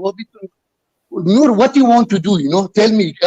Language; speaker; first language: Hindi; non-native, fluent; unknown